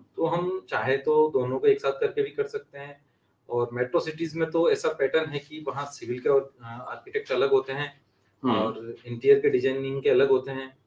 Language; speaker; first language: Hindi; native; Hindi